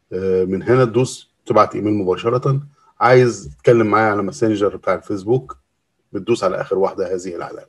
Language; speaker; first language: Arabic; native; Arabic